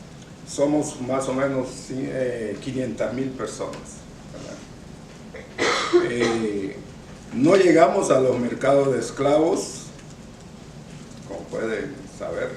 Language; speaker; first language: Spanish; non-native, local second language; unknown